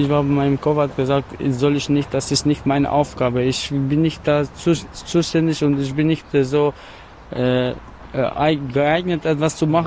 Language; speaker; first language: German; non-native, learner; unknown